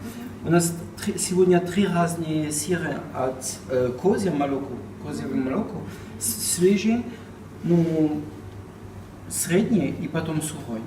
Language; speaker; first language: Russian; non-native, learner; French